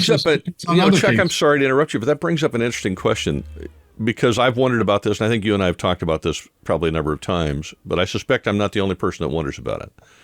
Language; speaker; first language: English; native; English